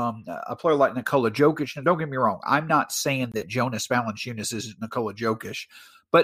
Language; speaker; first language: English; native; English